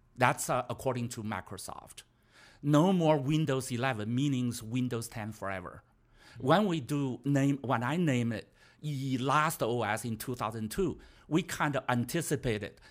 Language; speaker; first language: English; non-native, fluent; Chinese